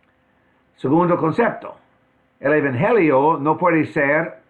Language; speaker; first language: Spanish; non-native, fluent; English